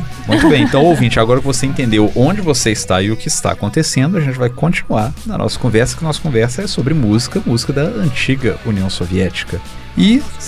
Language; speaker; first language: Portuguese; native; Portuguese